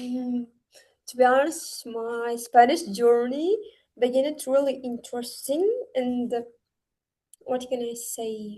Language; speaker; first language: English; non-native, learner; Uzbek